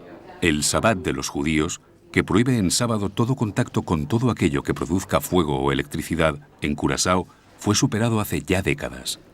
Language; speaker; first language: Spanish; native; Spanish